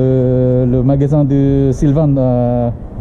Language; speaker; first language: French; non-native, learner; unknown